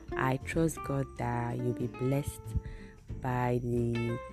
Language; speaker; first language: English; non-native, local second language; Igbo